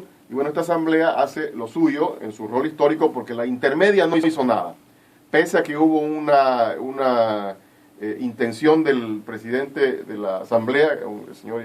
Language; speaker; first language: Spanish; native; Spanish